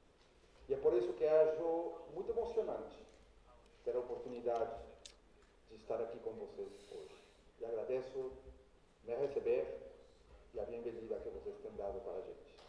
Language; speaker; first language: Portuguese; non-native, fluent; Spanish